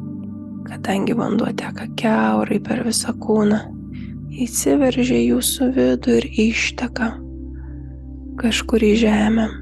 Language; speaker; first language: Lithuanian; native; Lithuanian